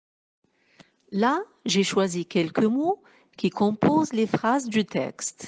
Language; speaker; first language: French; non-native, local second language; Arabic